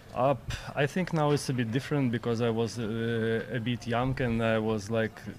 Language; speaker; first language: English; non-native, learner; Ukrainian